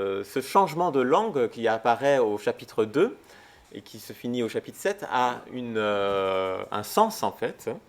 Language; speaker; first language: French; native; French